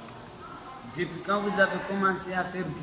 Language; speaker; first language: French; non-native, local second language; Comorian